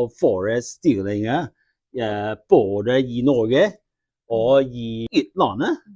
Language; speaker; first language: Norwegian; non-native, learner; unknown